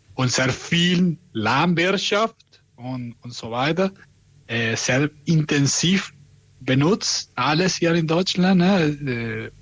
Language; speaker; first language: German; non-native, learner; Spanish